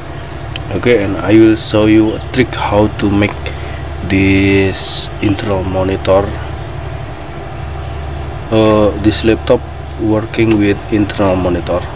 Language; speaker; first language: English; non-native, learner; Indonesian